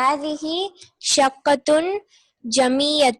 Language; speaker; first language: Arabic; non-native, learner; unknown